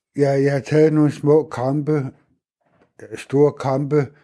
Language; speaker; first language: Danish; native; Danish